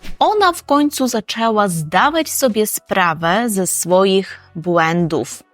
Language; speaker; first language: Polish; non-native, fluent; Ukrainian